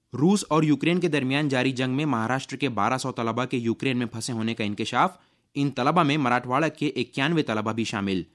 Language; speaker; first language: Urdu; native; Urdu